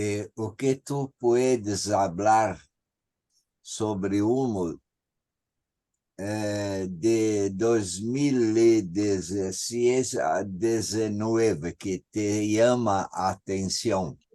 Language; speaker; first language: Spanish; non-native, learner; Portuguese